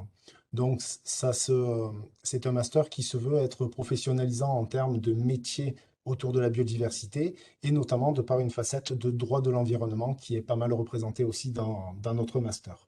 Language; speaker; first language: French; native; French